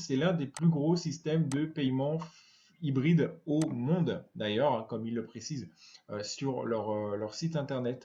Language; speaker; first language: French; native; French